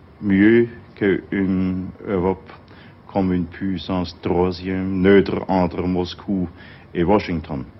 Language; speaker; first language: French; non-native, fluent; German